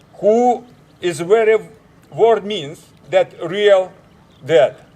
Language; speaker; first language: English; non-native, fluent; Lithuanian